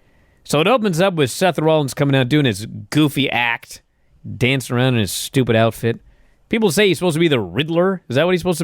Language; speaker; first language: English; native; English